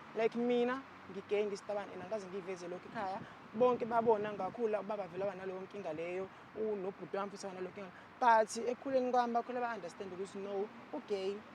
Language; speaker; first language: Zulu; non-native, local second language; Xhosa